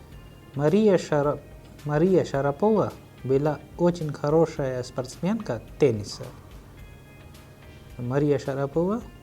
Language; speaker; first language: Russian; non-native, fluent; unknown